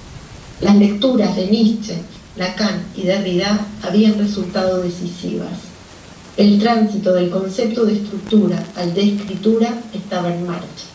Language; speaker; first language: Spanish; native; Spanish